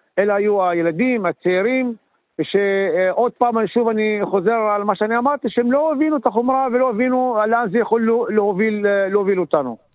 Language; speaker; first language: Hebrew; non-native, local second language; Arabic